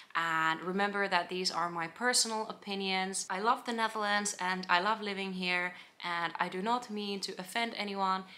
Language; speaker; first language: English; non-native, fluent; Finnish